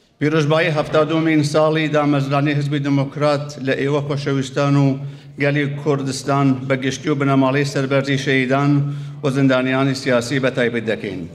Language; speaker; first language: Central Kurdish; native; Central Kurdish